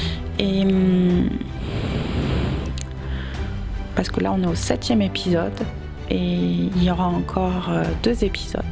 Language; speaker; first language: French; native; French